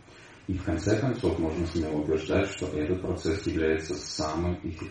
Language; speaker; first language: Russian; native; Russian